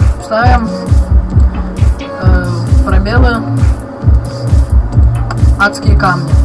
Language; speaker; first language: Russian; native; Russian